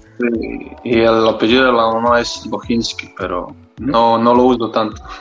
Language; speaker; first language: Spanish; early bilingual, heritage; Croatian